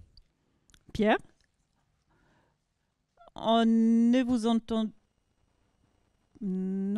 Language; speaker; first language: French; non-native, fluent; German